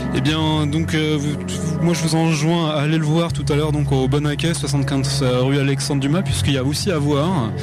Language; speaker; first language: French; native; French